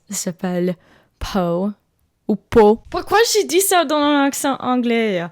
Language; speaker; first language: French; non-native, learner; English